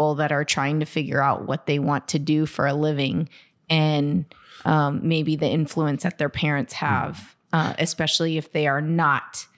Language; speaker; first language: English; early bilingual, other home language; Filipino